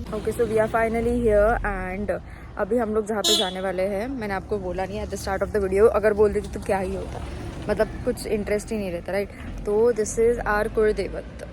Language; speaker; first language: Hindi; non-native, local second language; Marathi